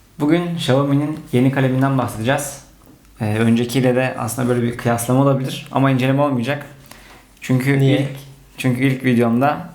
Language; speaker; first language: Turkish; native; Turkish